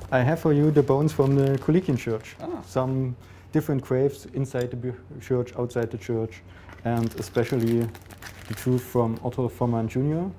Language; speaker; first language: English; non-native, learner; German